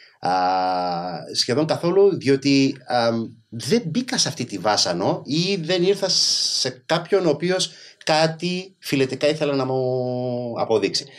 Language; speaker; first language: Greek; early bilingual, other home language; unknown